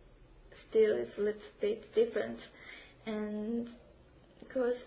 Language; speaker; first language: English; non-native, learner; Chinese